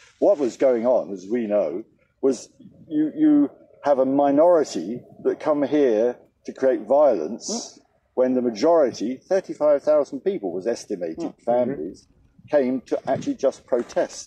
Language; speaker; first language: English; native; English